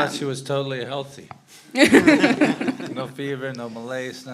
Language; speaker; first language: English; native; English